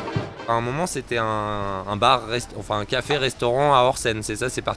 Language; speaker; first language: French; native; French